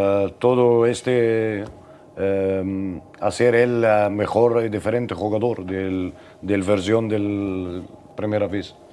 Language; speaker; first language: Spanish; non-native, learner; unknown